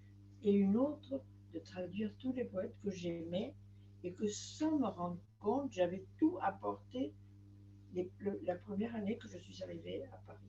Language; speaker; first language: French; non-native, fluent; Spanish